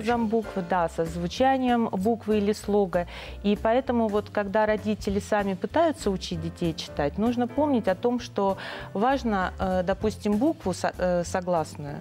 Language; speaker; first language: Russian; native; Russian